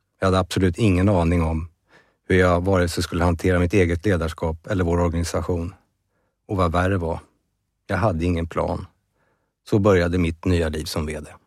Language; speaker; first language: Swedish; native; Swedish